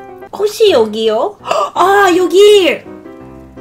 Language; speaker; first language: Korean; non-native, learner; Cantonese